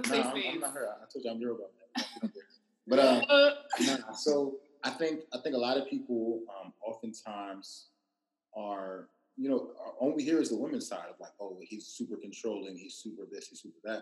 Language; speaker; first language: English; native; English